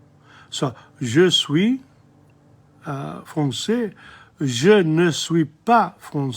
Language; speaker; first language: French; non-native, fluent; English